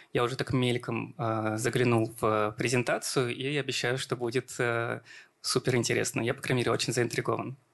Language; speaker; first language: Russian; native; Russian